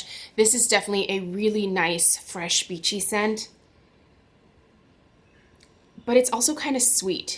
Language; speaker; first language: English; native; English